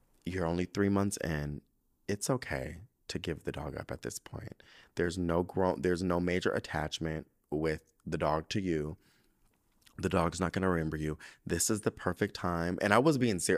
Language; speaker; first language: English; native; English